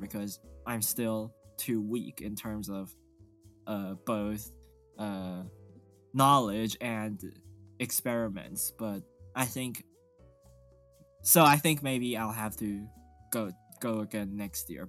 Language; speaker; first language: English; non-native, fluent; Chinese